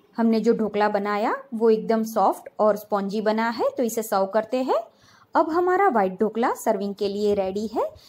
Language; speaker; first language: Hindi; non-native, local second language; Gujarati